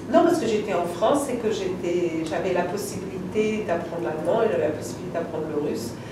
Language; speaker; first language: French; native; French